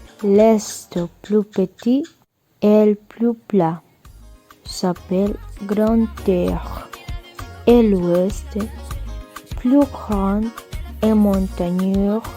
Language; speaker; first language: French; non-native, learner; Spanish